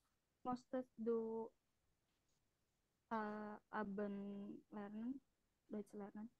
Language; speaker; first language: German; non-native, learner; Indonesian